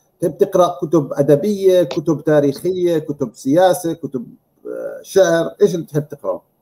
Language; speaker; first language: Arabic; native; Arabic